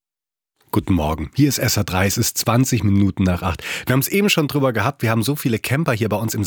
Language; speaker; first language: German; native; German